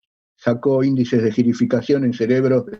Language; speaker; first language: Spanish; native; Spanish